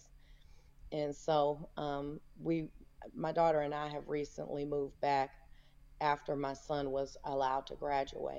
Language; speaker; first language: English; native; English